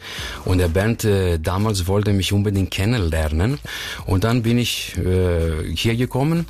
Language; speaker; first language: German; non-native, fluent; Greek